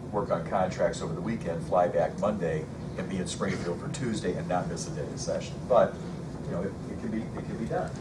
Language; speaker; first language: English; native; English